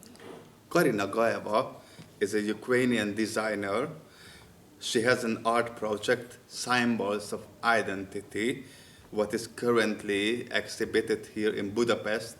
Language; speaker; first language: English; non-native, fluent; Hungarian